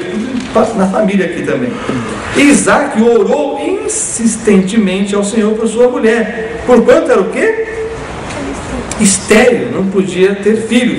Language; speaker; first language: Portuguese; native; Portuguese